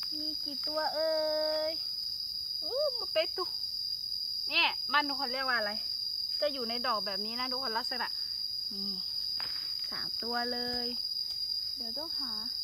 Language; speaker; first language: Thai; non-native, local second language; Hmong